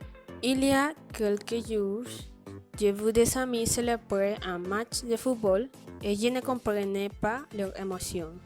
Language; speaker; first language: French; non-native, learner; Spanish